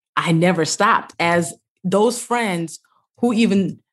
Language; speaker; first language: English; early bilingual, other home language; Yoruba